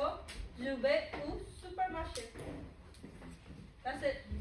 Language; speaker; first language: French; non-native, learner; Filipino